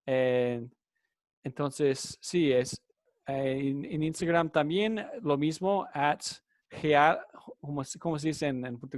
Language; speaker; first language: Spanish; non-native, fluent; English